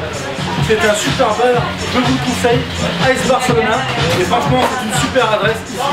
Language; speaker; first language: French; native; French